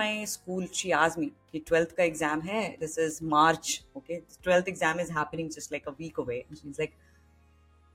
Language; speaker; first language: English; non-native, local second language; Hindi